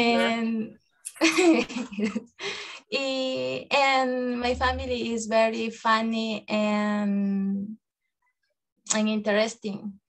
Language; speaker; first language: English; non-native, learner; Spanish